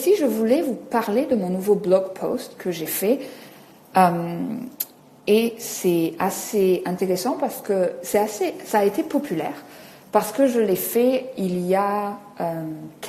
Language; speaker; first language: French; native; French